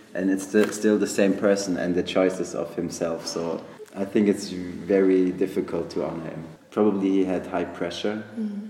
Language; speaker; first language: English; non-native, fluent; German